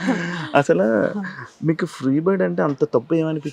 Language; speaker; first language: Telugu; native; Telugu